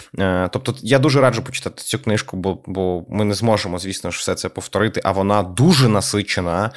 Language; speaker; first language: Ukrainian; native; Ukrainian